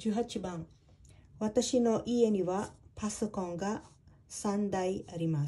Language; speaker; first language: Japanese; non-native, fluent; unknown